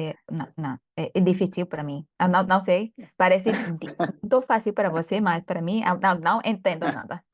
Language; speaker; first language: Portuguese; non-native, fluent; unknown